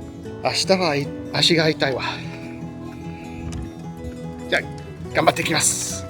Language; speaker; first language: Japanese; non-native, fluent; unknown